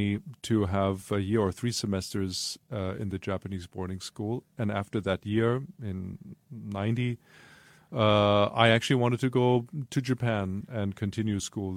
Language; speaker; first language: English; non-native, fluent; German